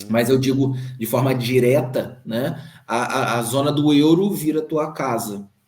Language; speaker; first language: Portuguese; native; Portuguese